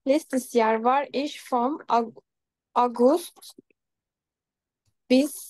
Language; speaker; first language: German; non-native, learner; Turkish